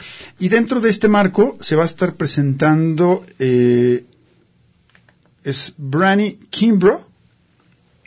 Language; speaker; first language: Spanish; native; Spanish